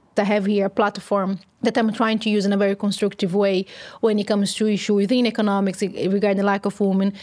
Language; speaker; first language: English; non-native, fluent; Portuguese